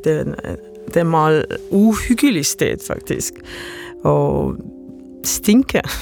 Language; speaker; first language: Danish; non-native, fluent; Estonian